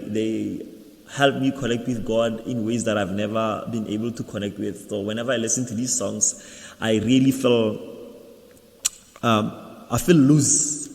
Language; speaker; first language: English; non-native, local second language; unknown